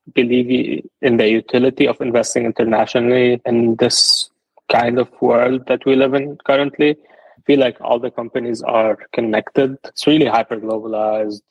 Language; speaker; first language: English; non-native, fluent; Arabic